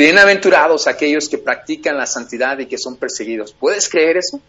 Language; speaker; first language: Spanish; native; Spanish